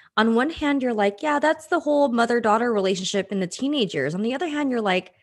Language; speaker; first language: English; early bilingual, other home language; Filipino